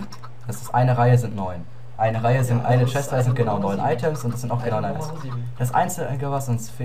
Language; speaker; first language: German; native; German